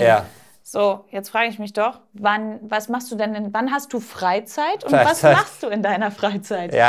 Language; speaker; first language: German; native; German